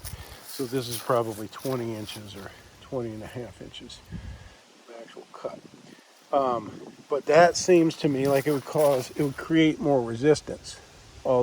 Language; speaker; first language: English; native; English